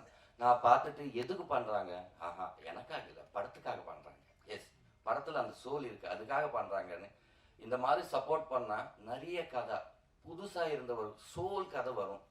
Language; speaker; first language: Tamil; non-native, learner; Telugu